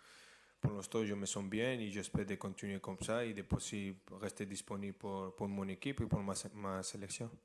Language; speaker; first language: French; non-native, fluent; Spanish